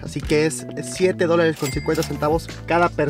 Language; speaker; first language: Spanish; native; Spanish